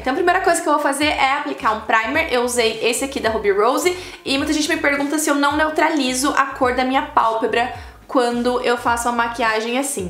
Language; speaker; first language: Portuguese; native; Portuguese